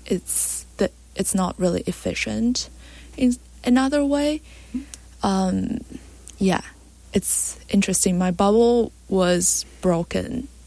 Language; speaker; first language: English; non-native, fluent; Chinese